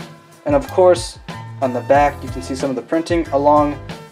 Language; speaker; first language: English; native; English